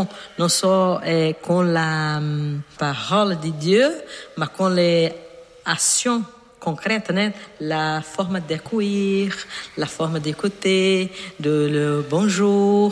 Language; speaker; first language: French; non-native, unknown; Portuguese